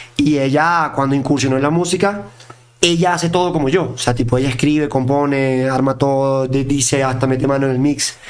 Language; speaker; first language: Spanish; native; Spanish